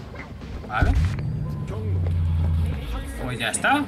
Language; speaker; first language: Spanish; native; Spanish